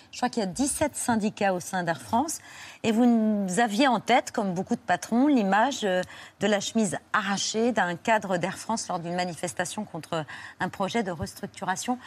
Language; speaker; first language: French; native; French